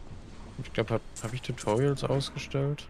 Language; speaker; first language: German; native; German